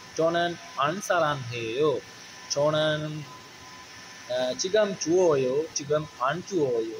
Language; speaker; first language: Korean; non-native, learner; Sinhala